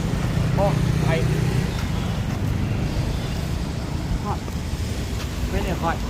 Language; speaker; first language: English; non-native, learner; Thai